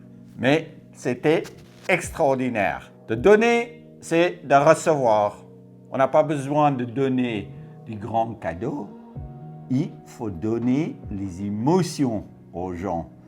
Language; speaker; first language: French; non-native, fluent; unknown